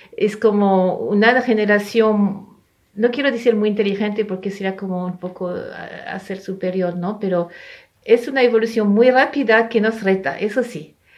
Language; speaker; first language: Spanish; non-native, fluent; French